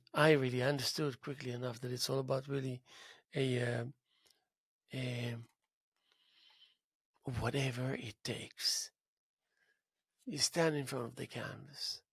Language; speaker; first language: English; non-native, fluent; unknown